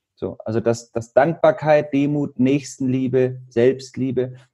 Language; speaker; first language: German; native; German